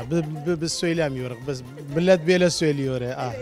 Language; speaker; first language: Turkish; non-native, fluent; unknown